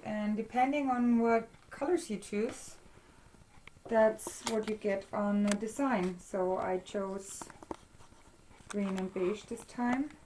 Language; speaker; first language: English; non-native, fluent; German